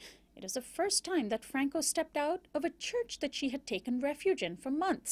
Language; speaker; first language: English; native; English